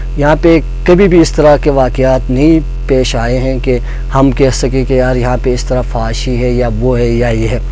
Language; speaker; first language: Urdu; non-native, local second language; Khowar